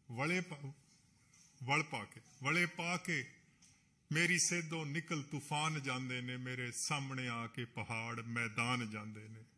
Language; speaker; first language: Hindi; non-native, local second language; Punjabi